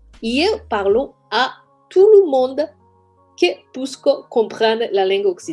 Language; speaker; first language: French; non-native, fluent; Japanese